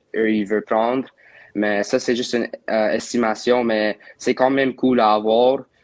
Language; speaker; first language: French; non-native, local second language; English